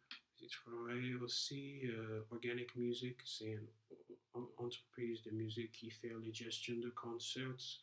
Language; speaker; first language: French; non-native, learner; English